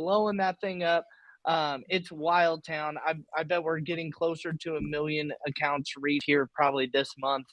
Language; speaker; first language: English; native; English